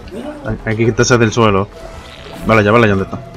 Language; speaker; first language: Spanish; native; Spanish